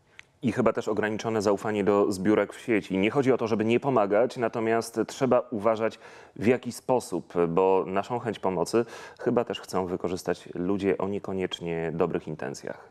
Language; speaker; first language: Polish; native; Polish